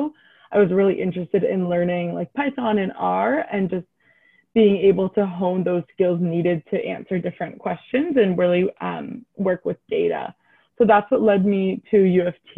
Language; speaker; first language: English; native; English